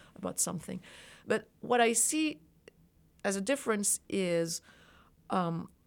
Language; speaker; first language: English; non-native, fluent; French